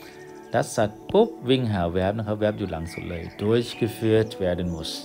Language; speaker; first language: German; non-native, fluent; Thai